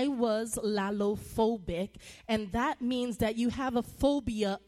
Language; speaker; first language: English; native; English